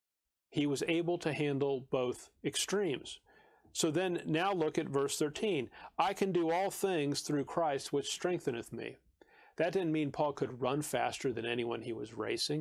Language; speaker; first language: English; native; English